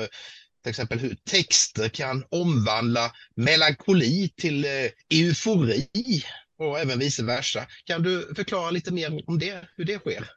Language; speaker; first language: Swedish; native; Swedish